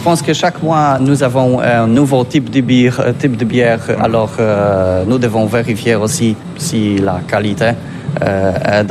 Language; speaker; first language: French; non-native, learner; Polish